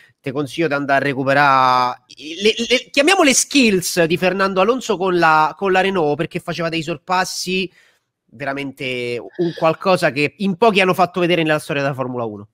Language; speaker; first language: Italian; native; Italian